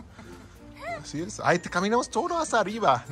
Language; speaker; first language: Spanish; non-native, learner; German